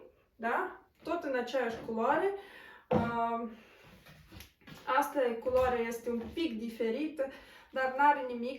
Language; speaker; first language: Romanian; non-native, local second language; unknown